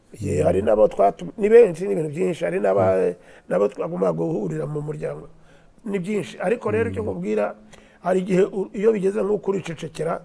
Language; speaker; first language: Kinyarwanda; early bilingual, heritage; Kinyarwanda